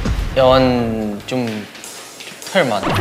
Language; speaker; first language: Korean; non-native, fluent; Chinese